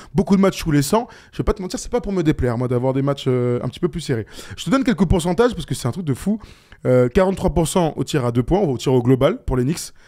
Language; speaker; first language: French; native; French